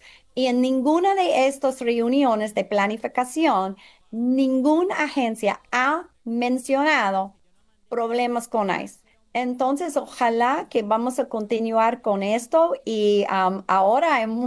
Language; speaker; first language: Spanish; early bilingual, heritage; English